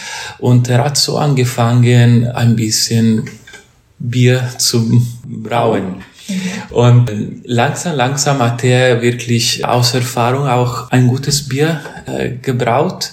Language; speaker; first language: German; non-native, fluent; Italian